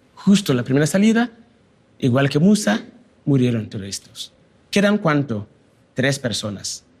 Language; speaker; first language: Spanish; non-native, fluent; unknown